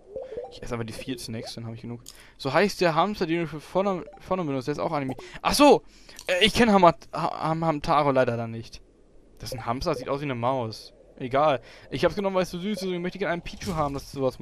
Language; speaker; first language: German; native; German